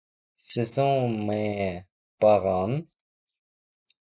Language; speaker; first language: French; non-native, learner; Russian